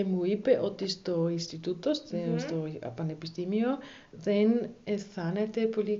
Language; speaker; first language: Greek; non-native, learner; German